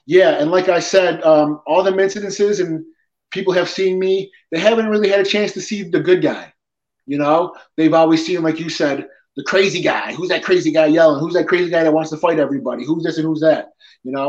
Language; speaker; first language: English; native; English